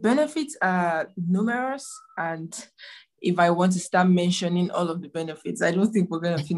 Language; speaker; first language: English; non-native, local second language; Igbo